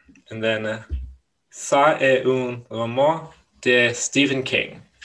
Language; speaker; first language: French; non-native, learner; English